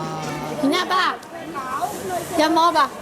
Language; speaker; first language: Korean; non-native, learner; Chinese